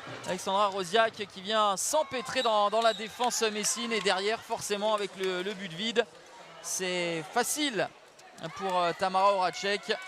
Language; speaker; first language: French; native; French